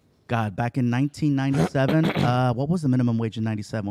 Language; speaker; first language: English; early bilingual, other home language; Spanish